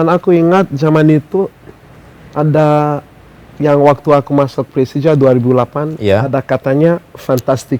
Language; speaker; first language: Indonesian; non-native, fluent; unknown